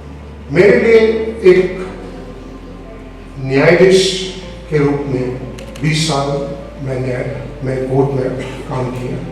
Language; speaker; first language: Hindi; non-native, local second language; Assamese